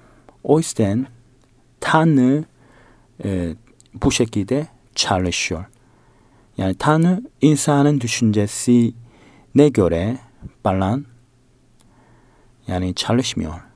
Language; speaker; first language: Turkish; non-native, learner; Korean